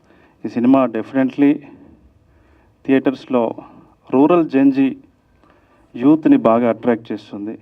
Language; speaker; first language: Telugu; native; Telugu